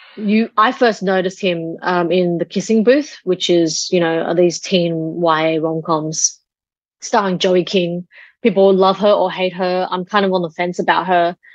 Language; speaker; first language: English; early bilingual, other home language; Chinese